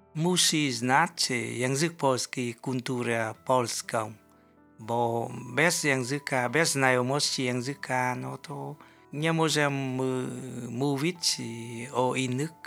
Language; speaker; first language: Polish; non-native, fluent; Vietnamese